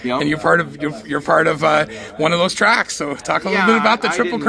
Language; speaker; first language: English; native; English